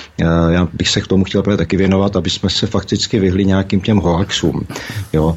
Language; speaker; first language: Czech; native; Czech